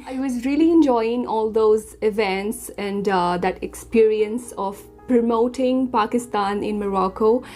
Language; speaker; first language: Urdu; non-native, fluent; Arabic